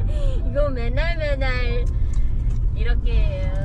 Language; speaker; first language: Korean; non-native, learner; Filipino